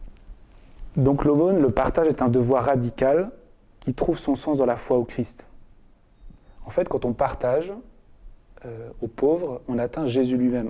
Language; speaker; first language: French; native; French